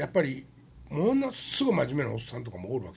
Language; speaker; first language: Japanese; native; Japanese